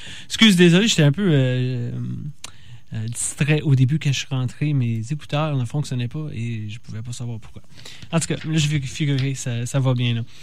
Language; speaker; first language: French; native; French